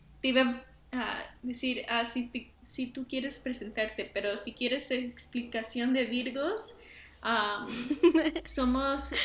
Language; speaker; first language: Spanish; early bilingual, heritage; Spanish